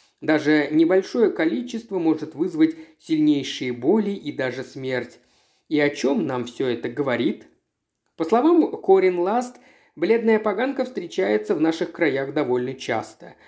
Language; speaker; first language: Russian; native; Russian